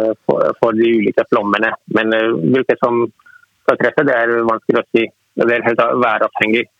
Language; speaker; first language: Norwegian; non-native, fluent; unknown